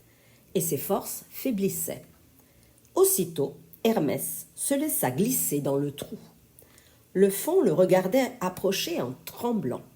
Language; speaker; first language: French; native; French